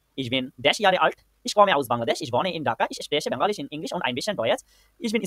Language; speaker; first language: German; non-native, fluent; Bangla